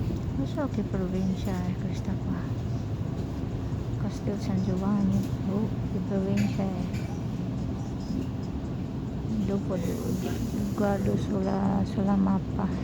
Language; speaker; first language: Italian; non-native, fluent; Filipino